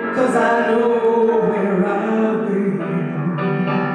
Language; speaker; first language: English; native; English